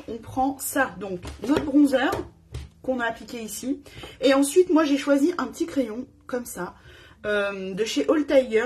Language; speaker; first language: French; native; French